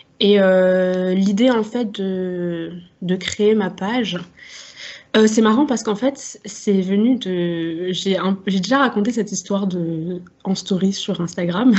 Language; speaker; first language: French; native; French